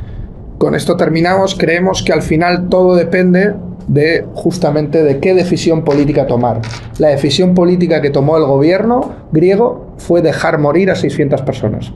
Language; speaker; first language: Spanish; native; Spanish